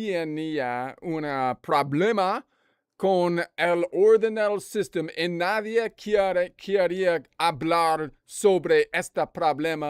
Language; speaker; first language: Spanish; non-native, learner; English